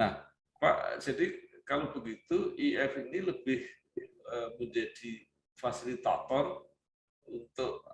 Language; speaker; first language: Indonesian; native; Indonesian